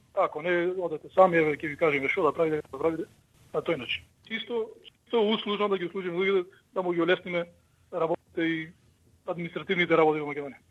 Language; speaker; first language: Macedonian; early bilingual, heritage; Macedonian